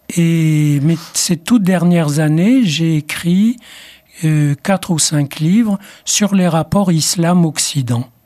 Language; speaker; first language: French; non-native, local second language; Arabic